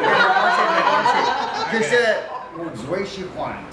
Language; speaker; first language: Chinese; non-native, learner; English